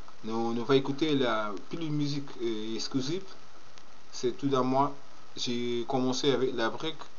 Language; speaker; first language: French; non-native, learner; Portuguese